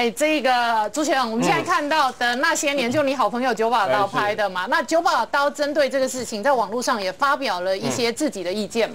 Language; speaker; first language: Chinese; native; Chinese